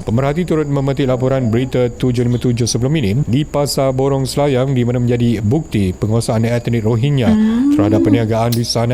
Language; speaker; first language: Malay; native; Malay